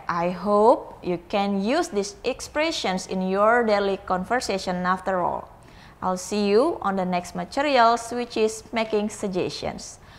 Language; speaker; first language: English; non-native, fluent; Indonesian